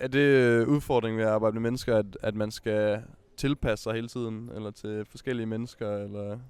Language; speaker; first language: Danish; native; Danish